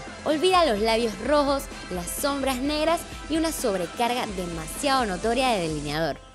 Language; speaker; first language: Spanish; native; Spanish